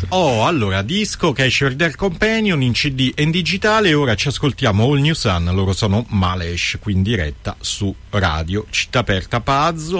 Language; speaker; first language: Italian; native; Italian